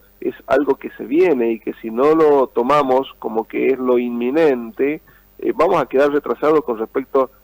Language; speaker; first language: Spanish; native; Spanish